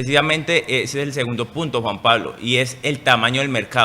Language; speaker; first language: Spanish; native; Spanish